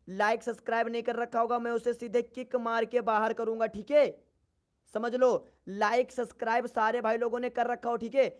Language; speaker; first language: Hindi; native; Hindi